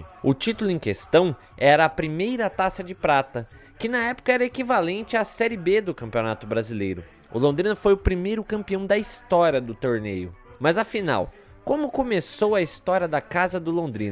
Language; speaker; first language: Portuguese; native; Portuguese